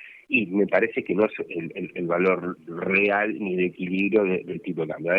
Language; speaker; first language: Spanish; native; Spanish